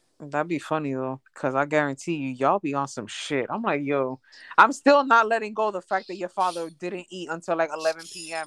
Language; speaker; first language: English; early bilingual, other home language; Spanish